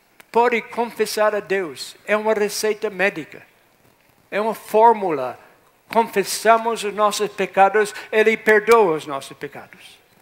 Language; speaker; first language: Portuguese; non-native, fluent; English